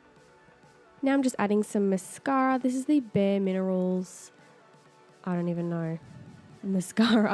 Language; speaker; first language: English; native; English